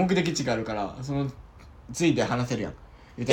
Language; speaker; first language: Japanese; native; Japanese